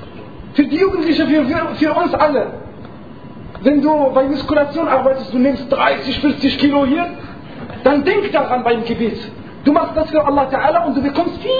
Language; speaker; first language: German; non-native, fluent; Arabic